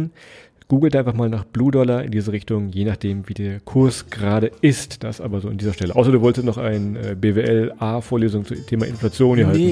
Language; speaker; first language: German; native; German